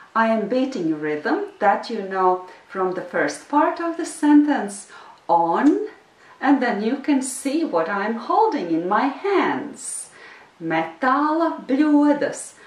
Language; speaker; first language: English; non-native, fluent; Latvian